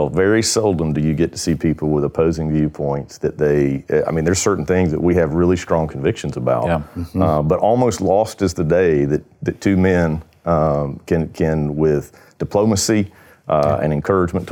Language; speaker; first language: English; native; English